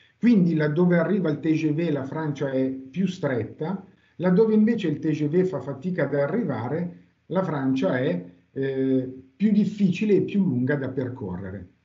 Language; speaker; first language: Italian; native; Italian